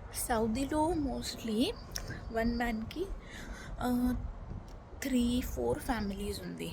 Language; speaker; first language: Telugu; non-native, learner; Marathi